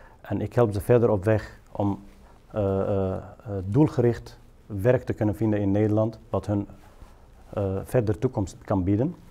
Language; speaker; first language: Dutch; non-native, fluent; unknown